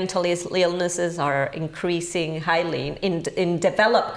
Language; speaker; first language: English; non-native, fluent; Spanish